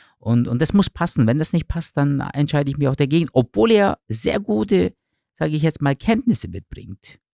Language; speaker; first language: German; early bilingual, other home language; Turkish